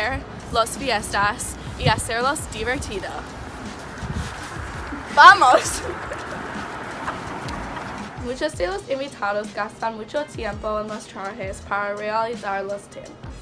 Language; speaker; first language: Spanish; non-native, learner; English